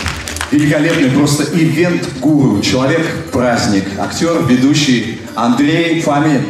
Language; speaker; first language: Russian; native; Russian